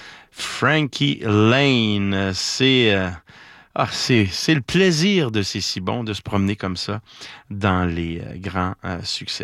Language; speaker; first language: French; native; French